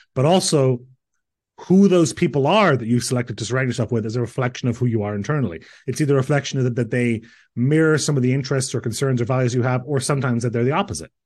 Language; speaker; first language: English; early bilingual, other home language; Croatian